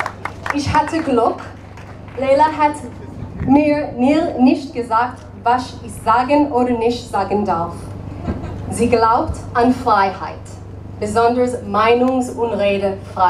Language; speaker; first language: German; non-native, learner; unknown